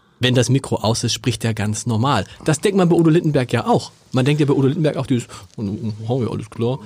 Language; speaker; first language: German; native; German